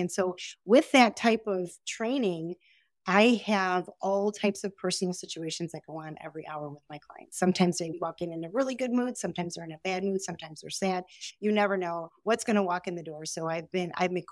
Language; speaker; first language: English; native; English